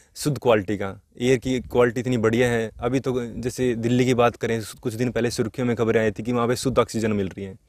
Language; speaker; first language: Hindi; native; Hindi